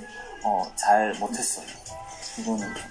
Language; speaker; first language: Korean; non-native, fluent; Chinese